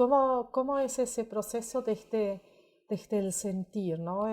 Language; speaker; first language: Spanish; native; Spanish